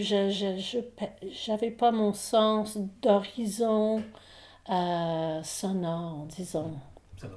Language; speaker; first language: French; non-native, local second language; English